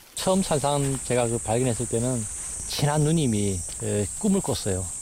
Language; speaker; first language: Korean; native; Korean